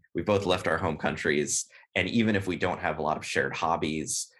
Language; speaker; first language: English; native; English